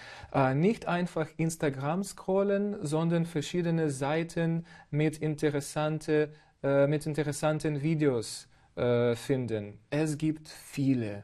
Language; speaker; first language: German; non-native, fluent; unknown